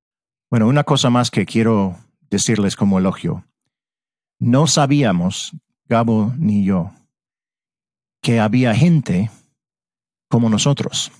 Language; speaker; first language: Spanish; early bilingual, heritage; English